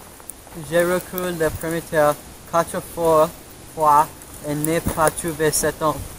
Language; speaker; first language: French; non-native, learner; English